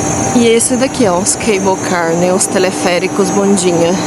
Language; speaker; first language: Portuguese; native; Portuguese